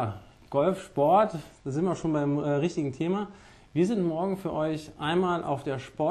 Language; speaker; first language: German; native; German